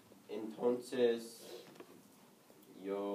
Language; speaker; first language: Spanish; non-native, learner; English